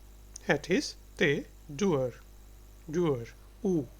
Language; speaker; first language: Dutch; non-native, learner; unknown